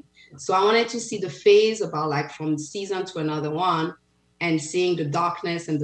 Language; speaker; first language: English; non-native, fluent; French